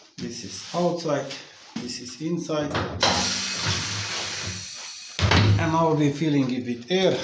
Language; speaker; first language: English; non-native, learner; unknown